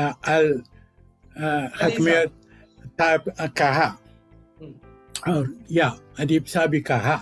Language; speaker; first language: Hindi; non-native, fluent; Malayalam